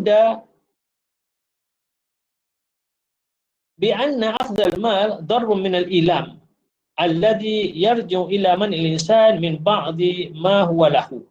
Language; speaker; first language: Arabic; non-native, fluent; Malay